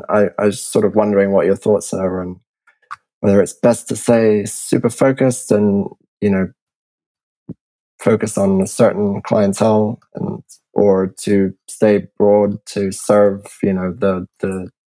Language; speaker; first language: English; native; English